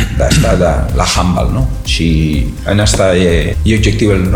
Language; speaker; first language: Romanian; non-native, learner; Spanish